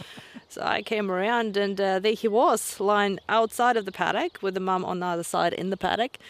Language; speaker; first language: English; non-native, fluent; Russian